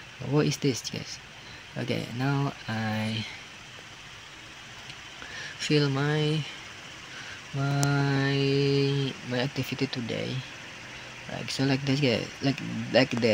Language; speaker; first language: English; non-native, learner; Indonesian